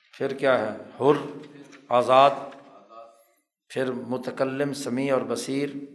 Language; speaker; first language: Urdu; non-native, local second language; Punjabi